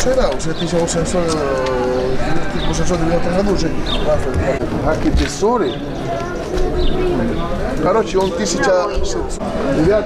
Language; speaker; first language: Russian; non-native, learner; Spanish